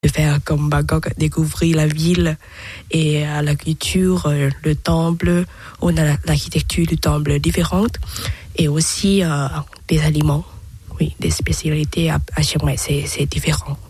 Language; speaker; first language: French; non-native, learner; Thai